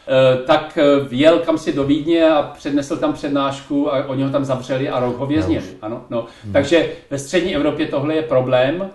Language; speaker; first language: Czech; native; Czech